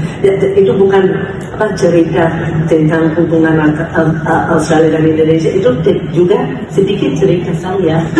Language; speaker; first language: Indonesian; non-native, fluent; English